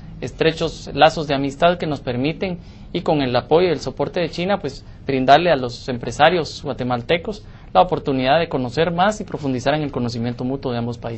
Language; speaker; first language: Spanish; native; Spanish